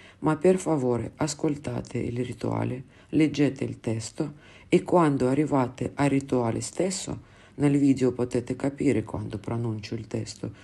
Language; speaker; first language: Italian; non-native, fluent; Russian